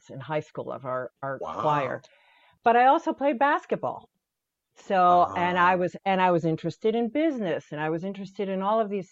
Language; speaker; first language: English; native; English